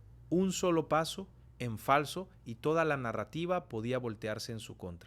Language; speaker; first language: Spanish; native; Spanish